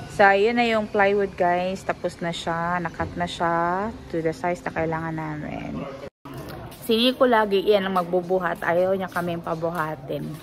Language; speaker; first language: Filipino; non-native, local second language; Cebuano